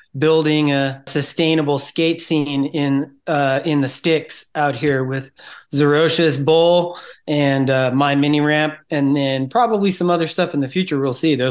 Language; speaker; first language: English; native; English